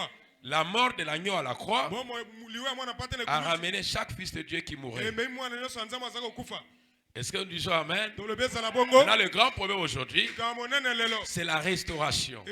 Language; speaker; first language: French; non-native, local second language; Lingala